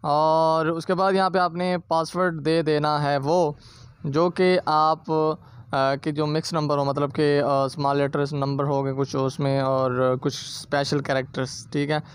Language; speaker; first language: Urdu; non-native, local second language; Punjabi